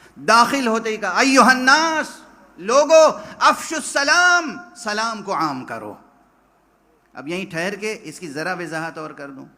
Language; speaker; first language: Urdu; native; Urdu